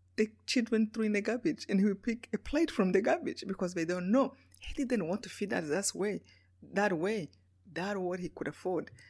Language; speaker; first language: English; non-native, local second language; Kinyarwanda